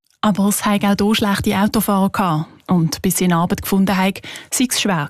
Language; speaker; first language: German; native; German